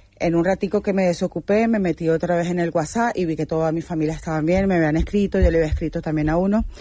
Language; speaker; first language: Spanish; native; Spanish